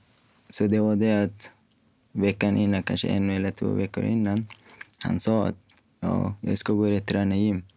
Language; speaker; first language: Swedish; non-native, fluent; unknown